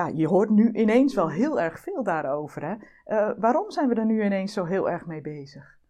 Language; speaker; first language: Dutch; native; Dutch